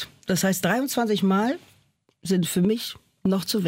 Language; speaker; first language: German; non-native, fluent; Portuguese